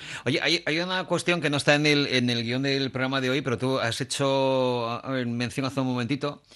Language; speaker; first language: Spanish; native; Spanish